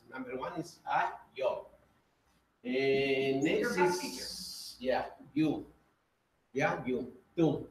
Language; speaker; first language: English; non-native, learner; Spanish